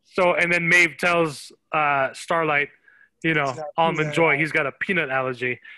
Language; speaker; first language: English; non-native, local second language; Filipino